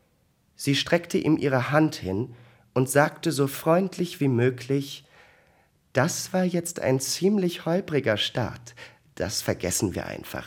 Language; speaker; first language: German; native; German